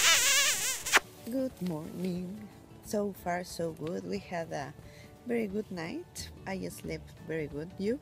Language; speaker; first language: English; non-native, learner; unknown